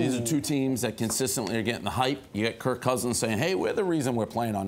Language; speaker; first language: English; native; English